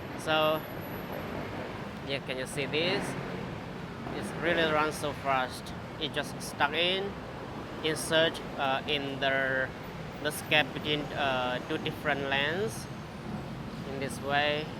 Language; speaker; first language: English; non-native, fluent; Chinese